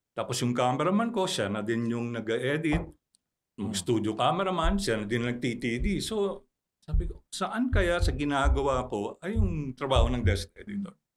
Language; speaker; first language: Filipino; non-native, local second language; Chavacano